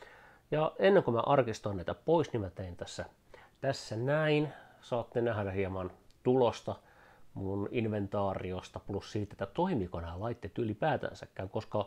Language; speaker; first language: Finnish; native; Finnish